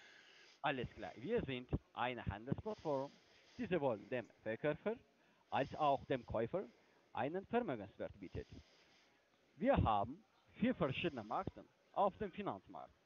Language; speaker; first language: German; non-native, learner; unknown